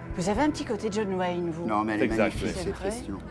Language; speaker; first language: French; native; French